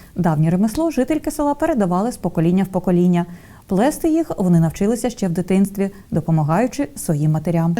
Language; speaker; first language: Ukrainian; native; Ukrainian